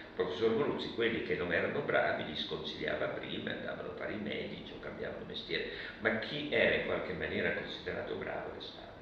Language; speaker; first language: Italian; early bilingual, other home language; Russian